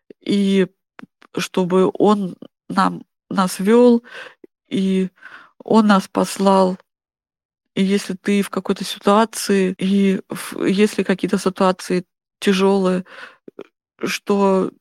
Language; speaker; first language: Russian; non-native, fluent; German